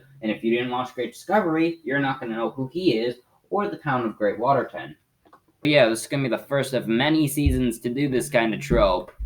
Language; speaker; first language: English; native; English